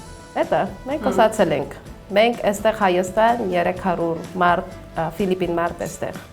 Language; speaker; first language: Armenian; non-native, learner; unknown